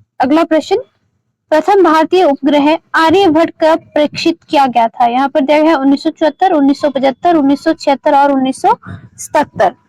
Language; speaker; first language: Hindi; native; Hindi